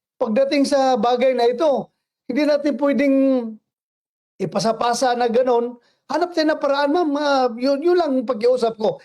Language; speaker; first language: Filipino; non-native, local second language; Cebuano